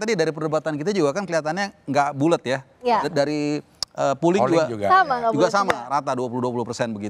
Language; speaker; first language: Indonesian; native; Indonesian